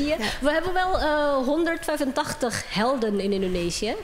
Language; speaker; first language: Dutch; non-native, fluent; Indonesian